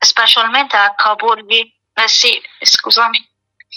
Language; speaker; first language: Italian; non-native, learner; Persian